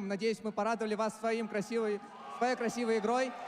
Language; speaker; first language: Russian; native; Russian